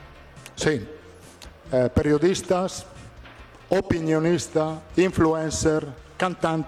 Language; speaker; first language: Spanish; non-native, fluent; Italian